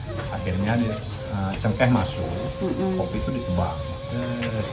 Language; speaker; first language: Indonesian; native; Indonesian